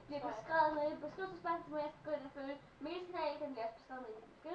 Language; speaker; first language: Danish; native; Danish